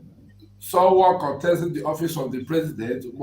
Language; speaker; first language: English; non-native, local second language; Igbo